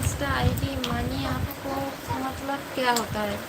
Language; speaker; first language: Hindi; non-native, local second language; Bangla